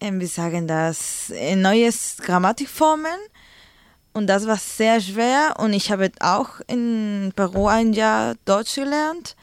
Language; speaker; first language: German; non-native, learner; Spanish